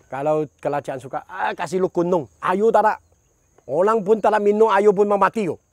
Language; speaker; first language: Malay; non-native, local second language; Cantonese